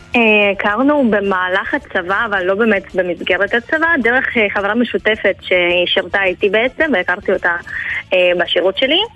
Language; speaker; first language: Hebrew; non-native, fluent; Ukrainian